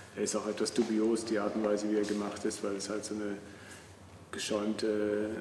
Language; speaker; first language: German; native; German